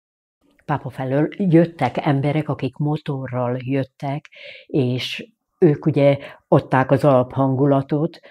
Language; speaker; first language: Hungarian; native; Hungarian